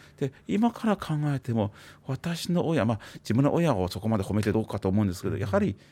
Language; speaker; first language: Japanese; non-native, fluent; Chinese